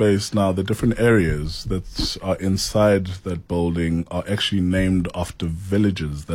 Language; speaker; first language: English; non-native, local second language; Xhosa